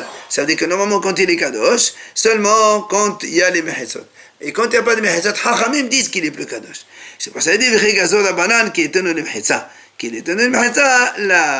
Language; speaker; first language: French; native; French